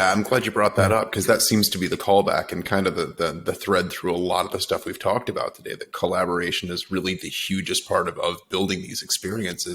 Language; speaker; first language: English; native; English